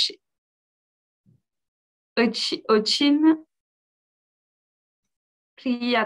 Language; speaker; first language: Russian; non-native, learner; French